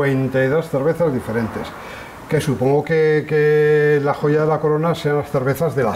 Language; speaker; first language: Spanish; native; Spanish